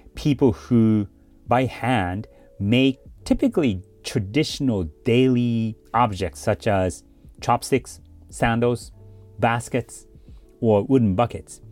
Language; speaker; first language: English; early bilingual, other home language; Japanese